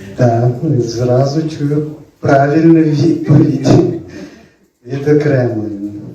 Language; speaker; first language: Ukrainian; non-native, local second language; Russian